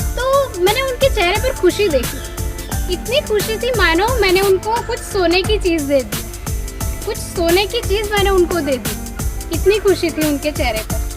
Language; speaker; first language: Hindi; non-native, local second language; Gujarati